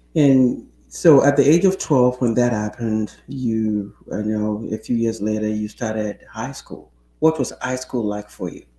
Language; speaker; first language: English; non-native, local second language; Yoruba